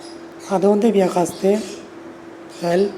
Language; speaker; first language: Spanish; non-native, learner; Hindi